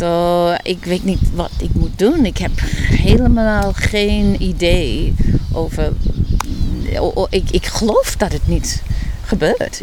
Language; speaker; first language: Dutch; early bilingual, heritage; Dutch